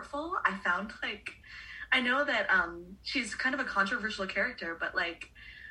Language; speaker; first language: English; native; English